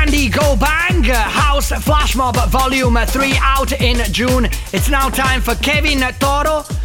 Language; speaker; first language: English; non-native, fluent; Italian